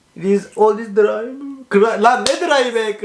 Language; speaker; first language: English; non-native, learner; Turkish